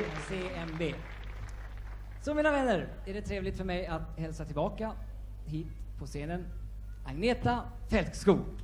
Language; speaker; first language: Swedish; native; Swedish